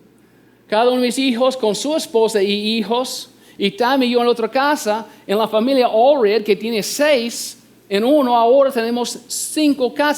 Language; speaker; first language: Spanish; non-native, fluent; English